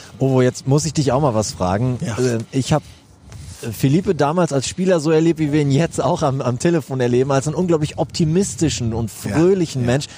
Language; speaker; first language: German; native; German